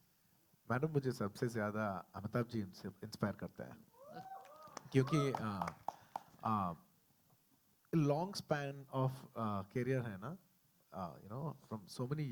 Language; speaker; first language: Hindi; non-native, local second language; Telugu